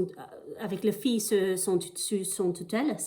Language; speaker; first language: French; non-native, fluent; English